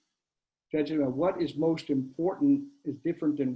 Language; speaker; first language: English; native; English